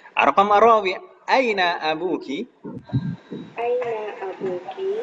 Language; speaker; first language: Arabic; non-native, fluent; Indonesian